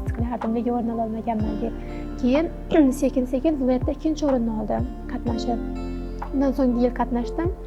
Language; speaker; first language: Uzbek; native; Uzbek